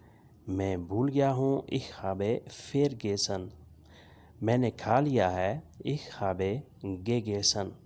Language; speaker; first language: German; non-native, learner; Urdu